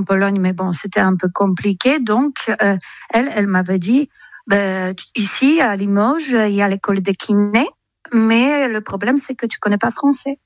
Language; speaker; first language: French; non-native, fluent; Polish